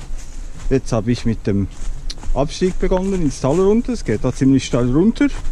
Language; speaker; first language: German; native; German